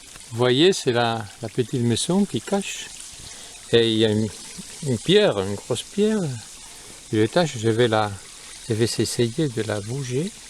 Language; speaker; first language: French; non-native, fluent; Spanish